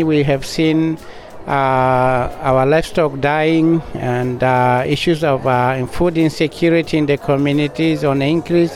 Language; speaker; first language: English; non-native, local second language; Masai